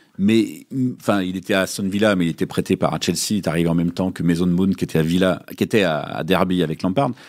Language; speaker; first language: French; native; French